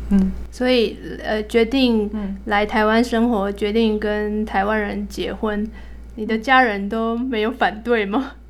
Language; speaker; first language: Chinese; native; Chinese